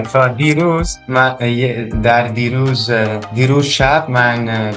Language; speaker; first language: Persian; non-native, learner; Dutch